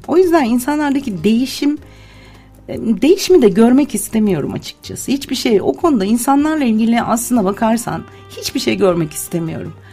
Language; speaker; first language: Turkish; native; Turkish